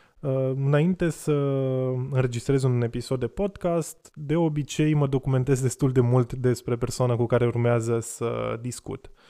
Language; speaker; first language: Romanian; native; Romanian